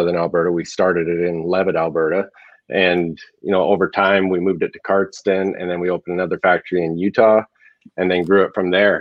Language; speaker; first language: English; native; English